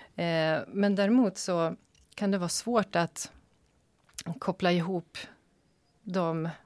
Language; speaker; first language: Swedish; native; Swedish